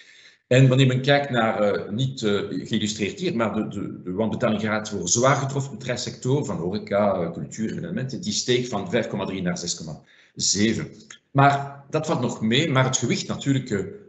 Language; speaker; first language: Dutch; non-native, fluent; French